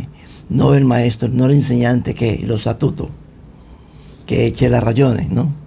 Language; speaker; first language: Italian; non-native, fluent; Spanish